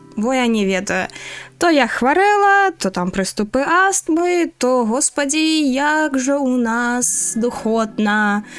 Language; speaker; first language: Belarusian; non-native, local second language; Russian